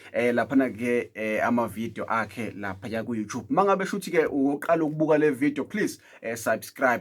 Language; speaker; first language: Zulu; native; Zulu